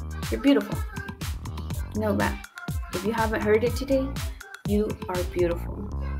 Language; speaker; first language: English; early bilingual, other home language; Spanish